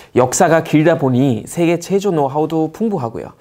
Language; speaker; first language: Korean; non-native, fluent; German